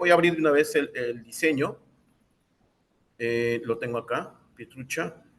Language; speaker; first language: Spanish; native; Spanish